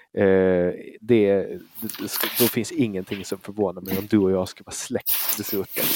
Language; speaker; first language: Swedish; native; Swedish